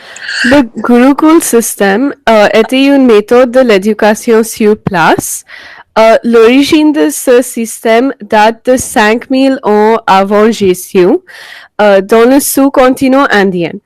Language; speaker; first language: French; non-native, learner; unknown